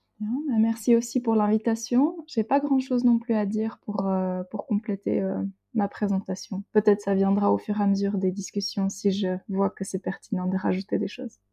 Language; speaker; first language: French; native; French